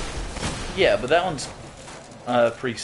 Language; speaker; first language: English; native; English